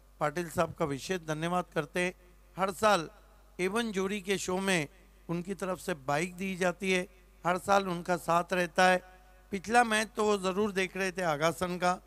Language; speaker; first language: Hindi; non-native, local second language; Marathi